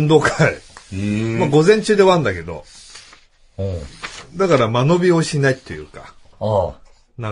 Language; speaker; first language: Japanese; native; Japanese